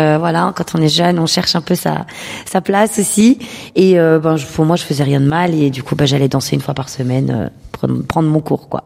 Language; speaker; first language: French; early bilingual, other home language; Urdu